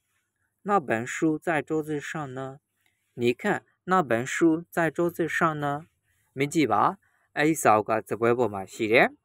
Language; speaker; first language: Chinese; non-native, fluent; Burmese